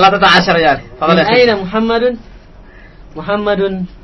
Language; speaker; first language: Arabic; non-native, learner; Indonesian